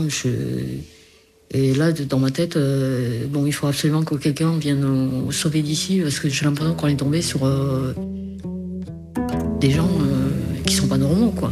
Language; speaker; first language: French; early bilingual, other home language; Korean